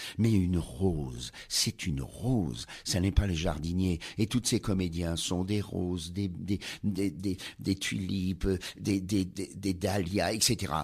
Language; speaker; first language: French; native; French